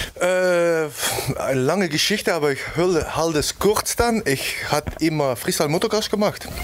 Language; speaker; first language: German; non-native, learner; Dutch